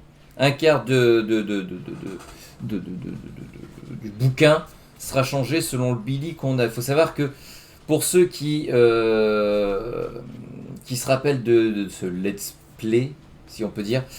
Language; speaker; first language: French; native; French